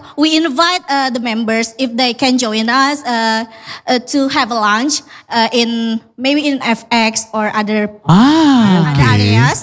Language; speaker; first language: English; non-native, learner; Indonesian